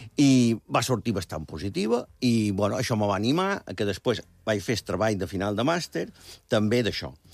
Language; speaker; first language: Catalan; native; Catalan